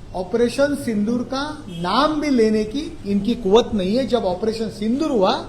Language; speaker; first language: Hindi; non-native, local second language; Marathi